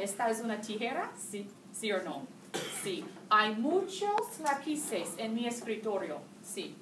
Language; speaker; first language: Spanish; non-native, learner; English